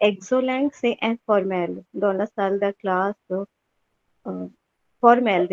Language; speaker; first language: French; non-native, fluent; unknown